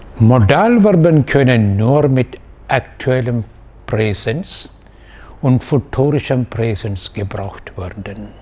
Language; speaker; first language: German; non-native, fluent; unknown